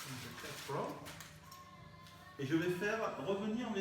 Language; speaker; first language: French; native; French